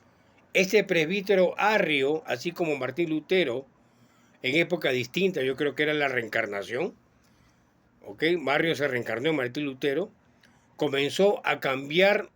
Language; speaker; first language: Spanish; native; Spanish